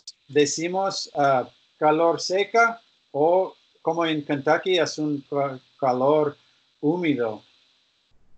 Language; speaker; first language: Spanish; non-native, learner; English